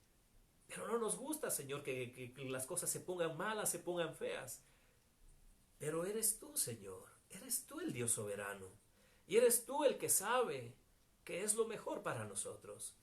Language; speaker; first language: Spanish; native; Spanish